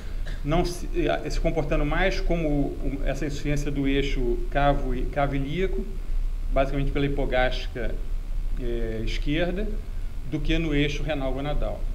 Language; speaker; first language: Portuguese; native; Portuguese